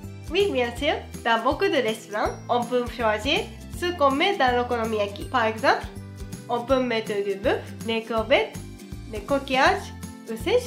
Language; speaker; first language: French; non-native, fluent; Japanese